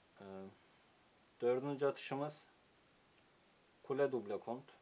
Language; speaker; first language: Turkish; native; Turkish